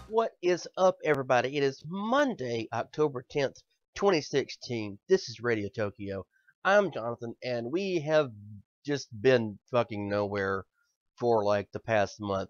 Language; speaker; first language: English; native; English